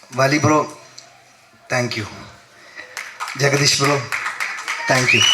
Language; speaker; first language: Tamil; non-native, learner; Malayalam